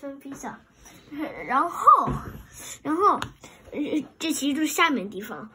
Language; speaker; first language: Chinese; early bilingual, heritage; Chinese